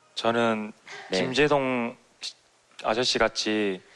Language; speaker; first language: Korean; native; Korean